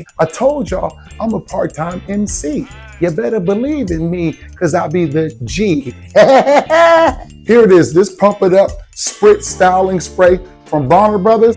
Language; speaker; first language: English; native; English